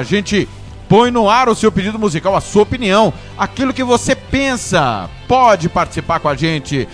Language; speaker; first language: Portuguese; native; Portuguese